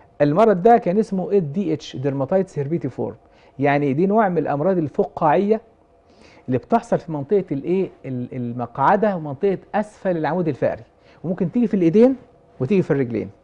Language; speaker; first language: Arabic; native; Arabic